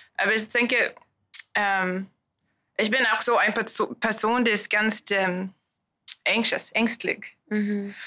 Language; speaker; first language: German; non-native, learner; Swedish